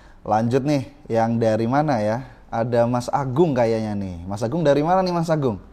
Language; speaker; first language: Indonesian; native; Indonesian